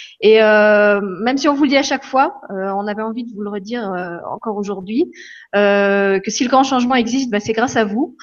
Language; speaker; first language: French; native; French